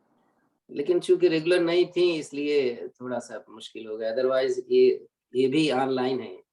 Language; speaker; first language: Hindi; native; Hindi